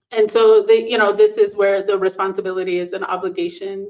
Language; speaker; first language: English; native; English